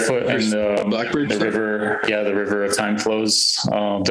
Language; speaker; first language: English; native; English